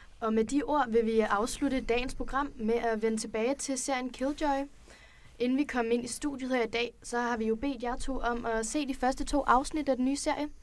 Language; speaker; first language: Danish; native; Danish